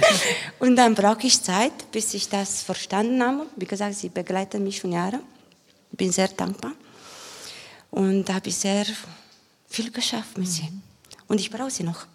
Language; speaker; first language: German; non-native, learner; Romanian